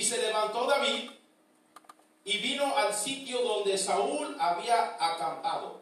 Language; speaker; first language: Spanish; early bilingual, heritage; Spanish